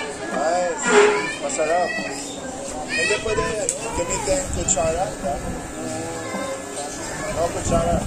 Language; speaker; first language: Filipino; non-native, learner; Arabic